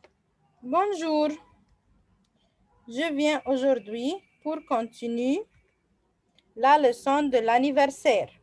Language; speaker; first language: French; non-native, fluent; Arabic